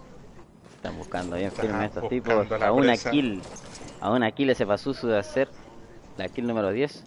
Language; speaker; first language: Spanish; native; Spanish